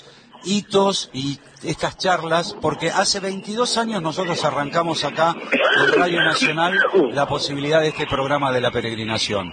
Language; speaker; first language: Spanish; native; Spanish